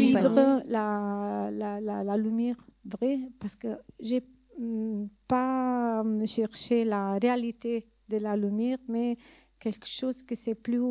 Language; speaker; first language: French; non-native, learner; Italian